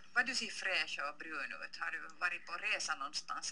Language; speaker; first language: Swedish; native; Swedish